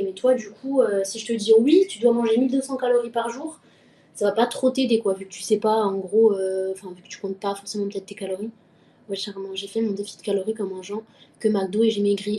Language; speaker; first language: French; native; French